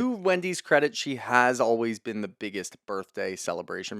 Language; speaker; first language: English; native; English